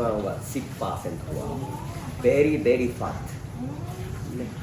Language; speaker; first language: English; non-native, learner; Japanese